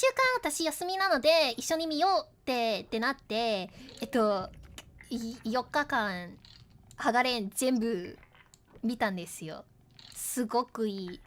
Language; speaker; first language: Japanese; non-native, learner; English